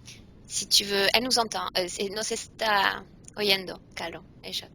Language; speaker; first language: Spanish; non-native, fluent; French